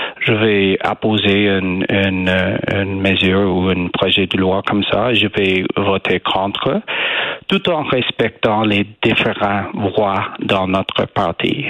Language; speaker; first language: French; non-native, learner; English